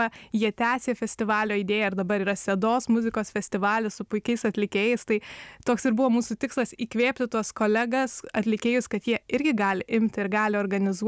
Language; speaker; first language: Lithuanian; native; Lithuanian